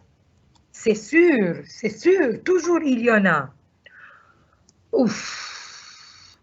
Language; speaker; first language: French; non-native, fluent; Arabic